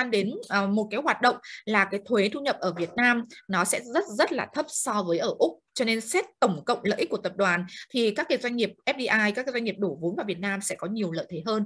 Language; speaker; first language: Vietnamese; native; Vietnamese